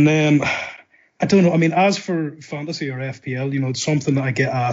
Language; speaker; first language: English; native; English